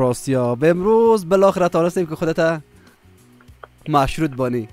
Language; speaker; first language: Persian; native; Persian